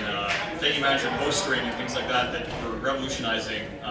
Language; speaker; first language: English; native; English